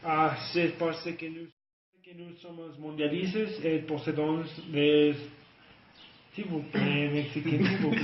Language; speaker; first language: French; non-native, learner; Spanish